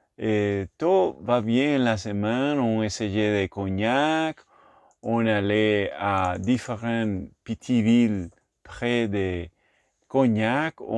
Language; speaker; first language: French; non-native, learner; Spanish